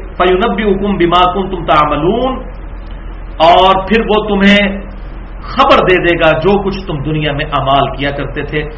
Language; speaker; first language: Urdu; non-native, local second language; Punjabi